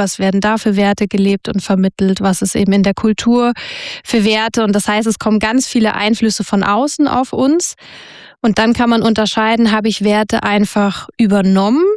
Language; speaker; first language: German; native; German